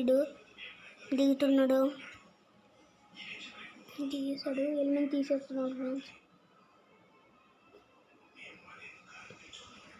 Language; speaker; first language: Telugu; native; Telugu